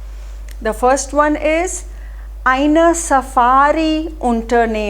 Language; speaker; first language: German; non-native, fluent; Hindi